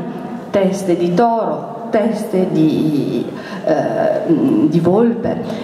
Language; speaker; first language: Italian; native; Italian